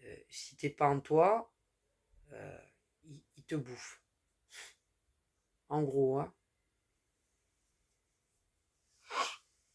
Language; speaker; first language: French; native; French